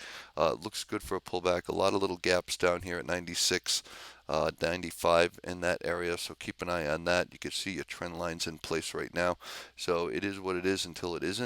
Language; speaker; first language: English; native; English